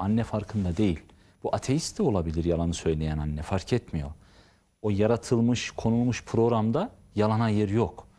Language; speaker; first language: Turkish; native; Turkish